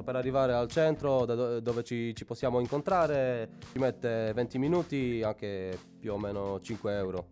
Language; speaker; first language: Italian; non-native, learner; Polish